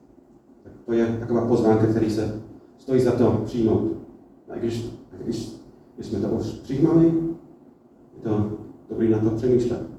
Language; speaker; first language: Czech; non-native, fluent; English